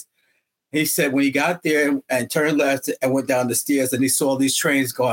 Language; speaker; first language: English; native; English